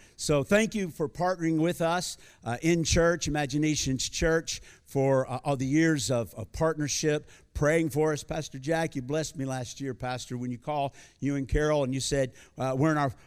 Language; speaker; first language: English; native; English